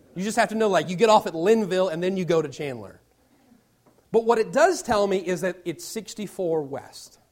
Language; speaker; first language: English; native; English